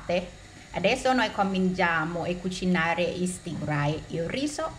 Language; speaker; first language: Italian; non-native, learner; Thai